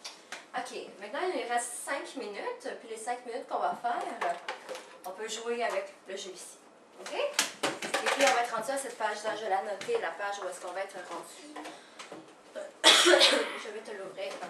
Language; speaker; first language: French; native; French